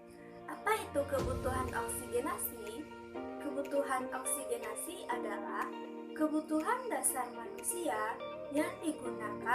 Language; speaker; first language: Indonesian; native; Indonesian